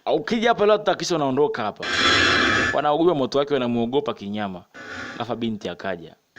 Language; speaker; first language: Swahili; native; Swahili